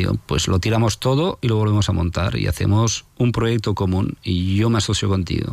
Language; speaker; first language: Spanish; non-native, fluent; French